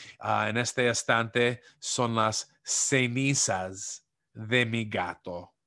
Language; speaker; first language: Spanish; non-native, fluent; English